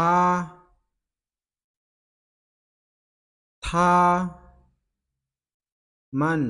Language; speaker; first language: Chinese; non-native, fluent; Lao